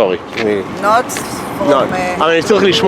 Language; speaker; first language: Hebrew; non-native, fluent; English